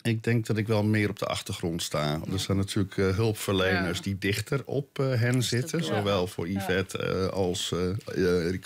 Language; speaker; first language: Dutch; native; Dutch